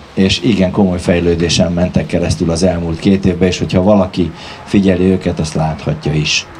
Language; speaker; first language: Hungarian; native; Hungarian